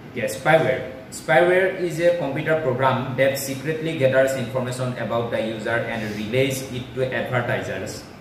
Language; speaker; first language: English; non-native, local second language; Assamese